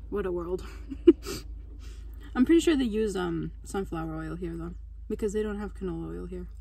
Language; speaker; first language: English; non-native, fluent; Turkish